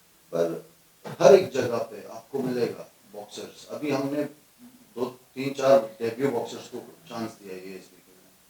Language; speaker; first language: Hindi; non-native, fluent; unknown